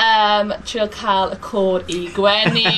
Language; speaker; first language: Welsh; non-native, local second language; English